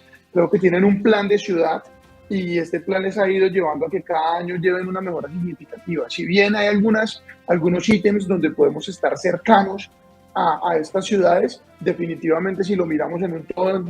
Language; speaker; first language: Spanish; native; Spanish